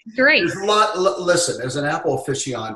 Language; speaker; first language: English; native; English